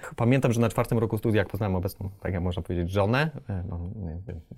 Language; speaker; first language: Polish; native; Polish